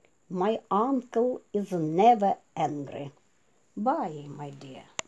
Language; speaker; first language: English; non-native, fluent; Ukrainian